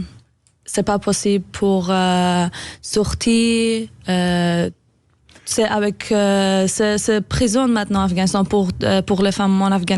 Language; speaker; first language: French; non-native, learner; Persian